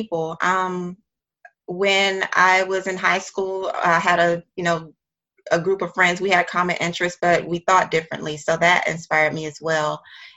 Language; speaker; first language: English; native; English